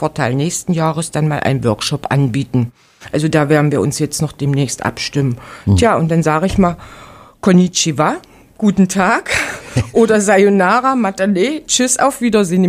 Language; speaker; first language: German; native; German